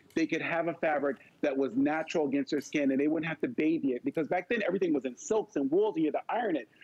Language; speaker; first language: English; native; English